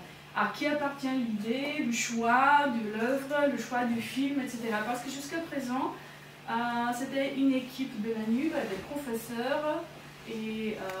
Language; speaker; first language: French; non-native, fluent; Bulgarian